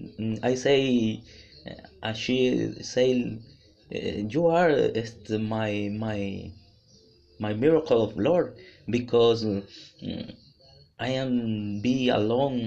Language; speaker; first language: English; non-native, learner; Spanish